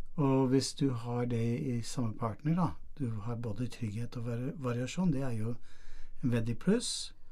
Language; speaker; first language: Norwegian; non-native, fluent; English